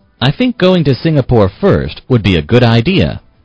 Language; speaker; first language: English; native; English